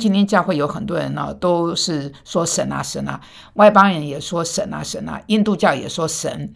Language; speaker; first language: Chinese; non-native, fluent; Korean